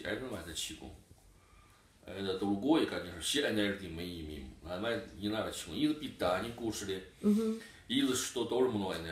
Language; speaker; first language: Russian; non-native, learner; Chinese